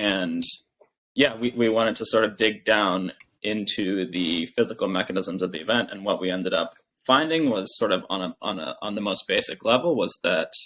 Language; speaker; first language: English; native; English